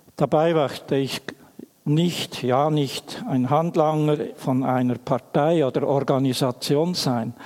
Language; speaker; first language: German; native; German